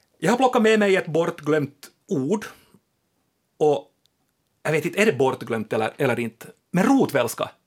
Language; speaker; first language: Swedish; native; Swedish